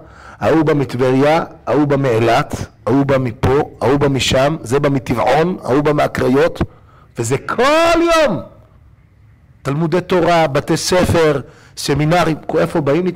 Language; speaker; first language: Hebrew; native; Hebrew